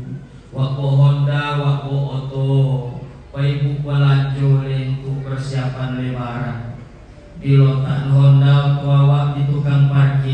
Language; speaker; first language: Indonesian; non-native, local second language; Minangkabau